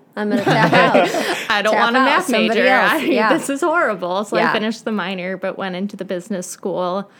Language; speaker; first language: English; native; English